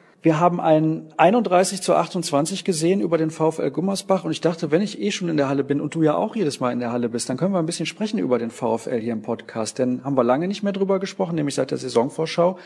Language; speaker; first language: German; native; German